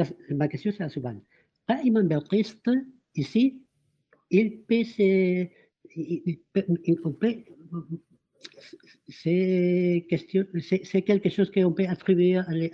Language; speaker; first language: French; non-native, fluent; Spanish